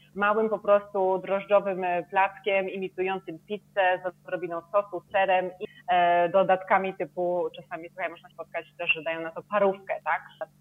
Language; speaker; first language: Polish; native; Polish